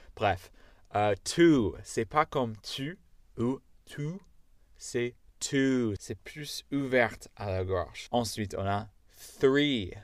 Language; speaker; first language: French; non-native, fluent; English